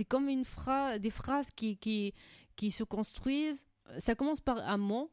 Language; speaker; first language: French; non-native, fluent; Arabic